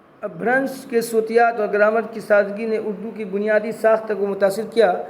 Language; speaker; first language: Urdu; native; Urdu